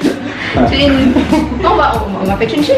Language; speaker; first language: French; non-native, learner; Chinese